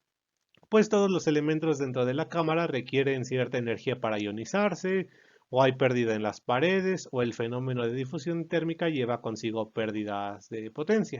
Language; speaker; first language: Spanish; native; Spanish